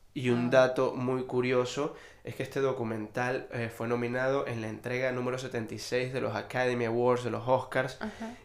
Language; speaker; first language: Spanish; native; Spanish